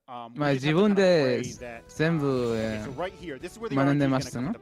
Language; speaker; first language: Japanese; non-native, learner; Spanish